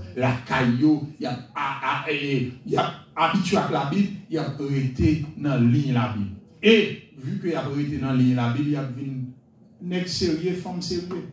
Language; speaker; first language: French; non-native, local second language; Haitian Creole